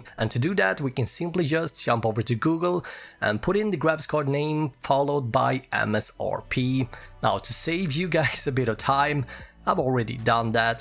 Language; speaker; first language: English; native; English